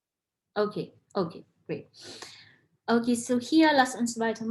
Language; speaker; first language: German; non-native, fluent; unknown